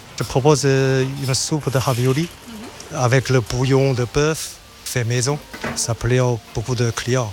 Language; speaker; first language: French; non-native, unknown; Chinese